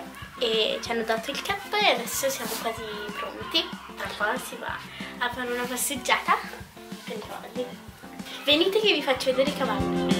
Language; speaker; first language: Italian; native; Italian